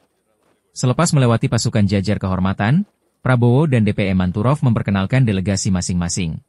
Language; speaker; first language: Indonesian; native; Indonesian